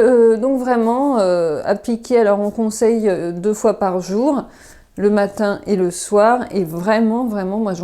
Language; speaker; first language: French; native; French